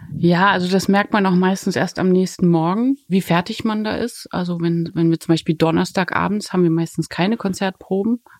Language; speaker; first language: German; native; German